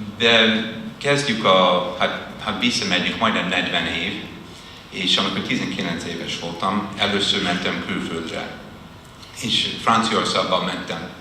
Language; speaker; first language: Hungarian; non-native, fluent; English